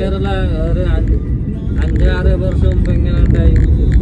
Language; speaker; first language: Malayalam; non-native, learner; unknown